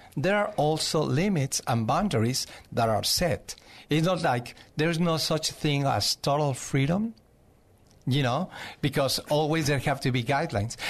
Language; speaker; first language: English; non-native, fluent; Spanish